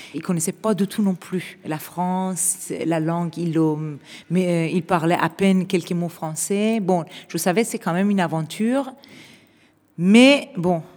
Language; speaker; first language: French; non-native, fluent; Persian